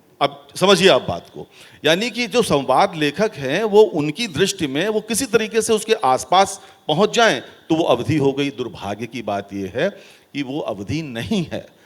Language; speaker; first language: Hindi; native; Hindi